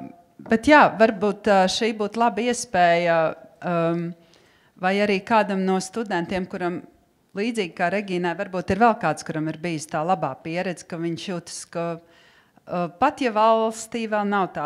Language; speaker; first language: Latvian; native; Latvian